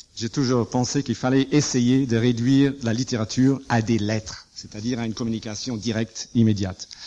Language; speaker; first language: French; non-native, fluent; English